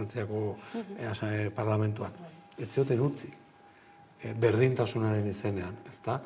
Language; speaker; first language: Basque; native; Basque